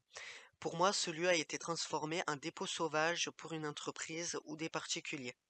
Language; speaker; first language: French; native; French